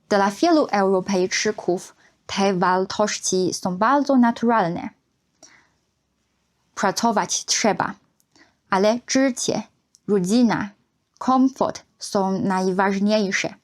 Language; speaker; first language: Polish; non-native, fluent; Chinese